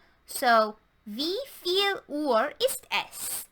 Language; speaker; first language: German; non-native, fluent; English